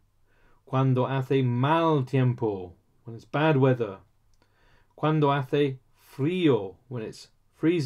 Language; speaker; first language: Spanish; non-native, learner; English